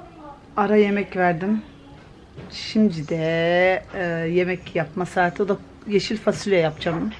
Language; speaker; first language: Turkish; early bilingual, other home language; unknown